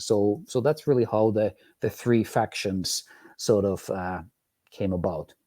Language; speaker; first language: English; non-native, fluent; Finnish